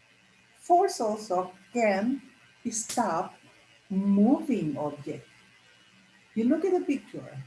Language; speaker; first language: English; non-native, local second language; Filipino